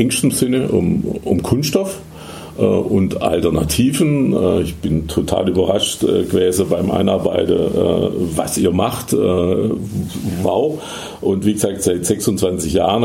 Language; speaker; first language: German; native; German